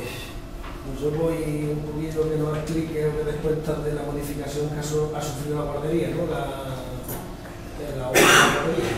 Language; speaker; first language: Spanish; native; Spanish